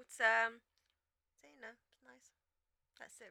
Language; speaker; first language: English; native; English